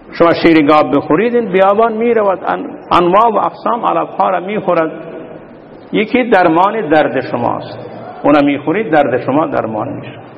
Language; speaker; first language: Persian; non-native, local second language; Baluchi